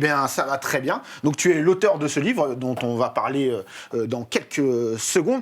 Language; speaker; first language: French; native; French